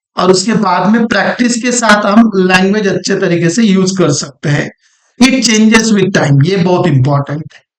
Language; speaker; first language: Hindi; non-native, local second language; Marathi